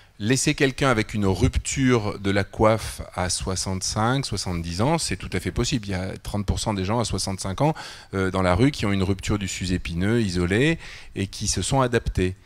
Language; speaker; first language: French; native; French